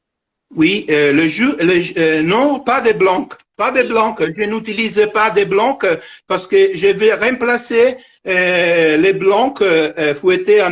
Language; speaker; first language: French; non-native, fluent; Italian